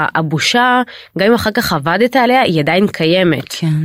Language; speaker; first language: Hebrew; early bilingual, other home language; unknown